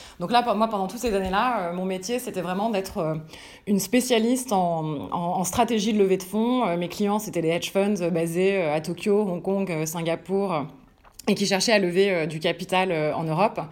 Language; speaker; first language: French; native; French